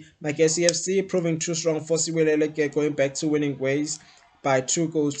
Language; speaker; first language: English; non-native, local second language; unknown